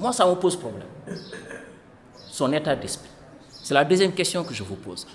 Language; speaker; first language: French; non-native, local second language; Fula